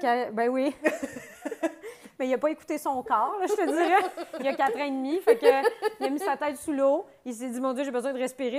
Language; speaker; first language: French; native; French